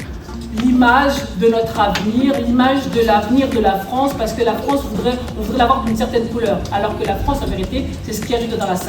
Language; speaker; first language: French; native; French